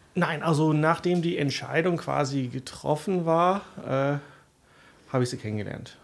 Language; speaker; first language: German; non-native, fluent; English